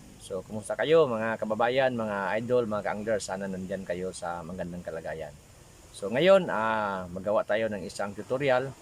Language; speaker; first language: Filipino; non-native, local second language; Cebuano